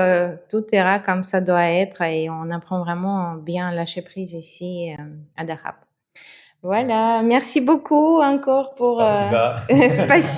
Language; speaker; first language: French; non-native, fluent; Russian